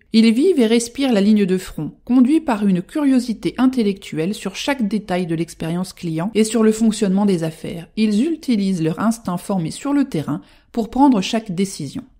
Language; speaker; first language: French; native; French